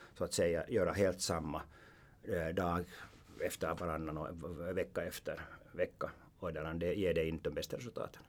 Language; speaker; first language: Swedish; non-native, local second language; Finnish